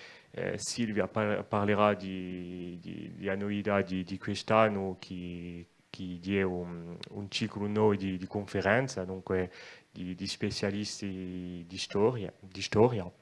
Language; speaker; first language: Italian; non-native, local second language; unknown